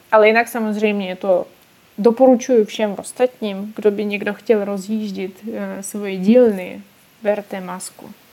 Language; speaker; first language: Czech; non-native, fluent; Russian